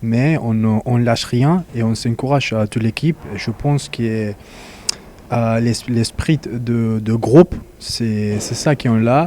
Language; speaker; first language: French; non-native, fluent; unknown